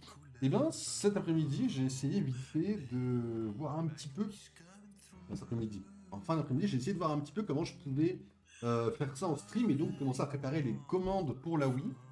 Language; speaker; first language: French; native; French